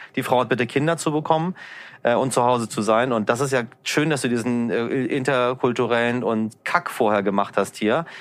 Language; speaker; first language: German; early bilingual, other home language; Persian